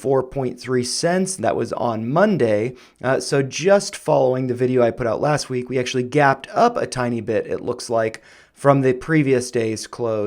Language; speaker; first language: English; native; English